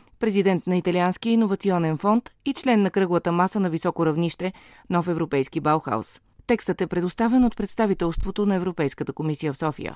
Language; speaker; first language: Bulgarian; native; Bulgarian